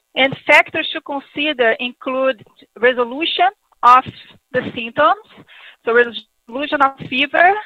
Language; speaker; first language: English; non-native, fluent; Portuguese